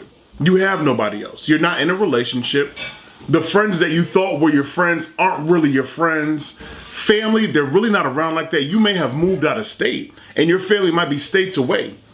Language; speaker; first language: English; native; English